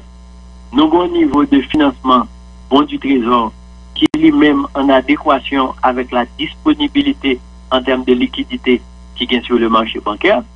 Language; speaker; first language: French; non-native, local second language; Haitian Creole